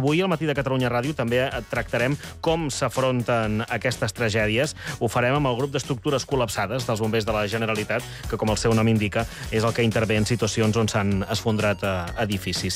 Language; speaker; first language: Catalan; native; Catalan